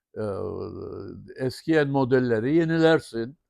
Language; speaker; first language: Turkish; native; Turkish